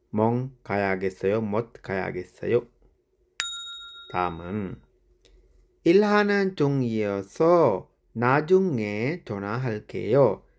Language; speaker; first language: Korean; non-native, fluent; Sinhala